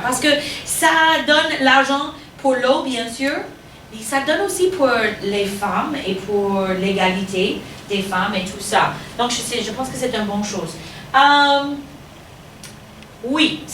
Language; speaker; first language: French; non-native, fluent; English